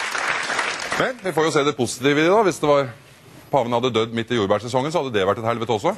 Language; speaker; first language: Norwegian; native; Norwegian